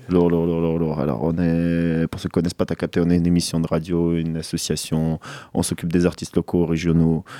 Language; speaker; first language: French; native; French